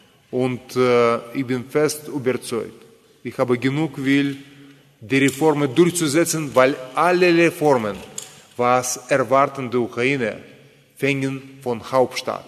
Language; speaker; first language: German; non-native, fluent; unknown